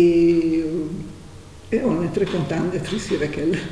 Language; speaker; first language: French; non-native, fluent; Italian